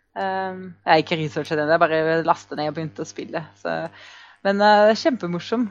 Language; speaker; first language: Norwegian; non-native, fluent; German